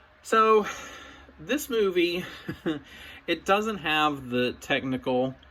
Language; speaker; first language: English; native; English